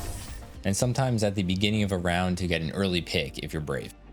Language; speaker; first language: English; native; English